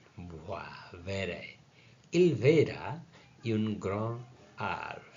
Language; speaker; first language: French; non-native, learner; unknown